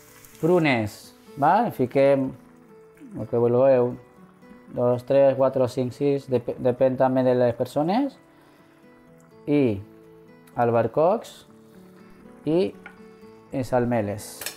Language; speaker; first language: Catalan; non-native, fluent; Arabic